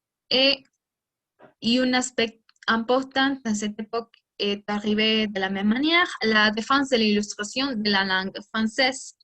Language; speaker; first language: French; non-native, learner; Spanish